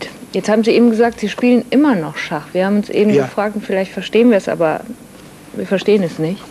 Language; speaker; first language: German; native; German